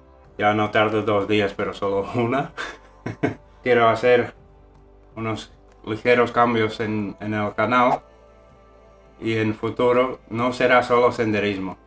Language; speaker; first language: Spanish; non-native, fluent; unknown